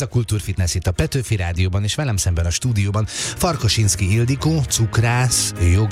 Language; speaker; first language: Hungarian; native; Hungarian